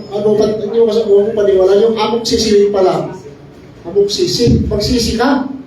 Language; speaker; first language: Filipino; non-native, local second language; Iloko